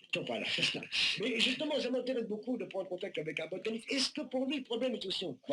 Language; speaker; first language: French; native; French